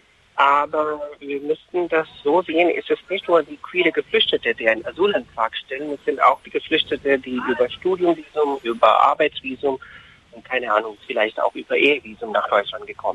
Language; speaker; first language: German; non-native, fluent; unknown